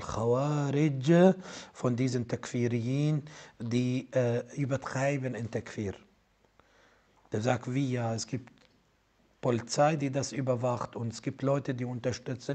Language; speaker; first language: German; non-native, fluent; Arabic